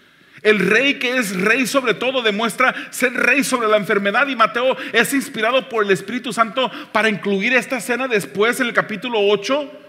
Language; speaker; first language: Spanish; native; Spanish